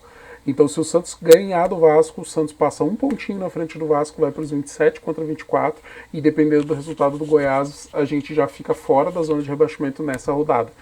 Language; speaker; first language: Portuguese; native; Portuguese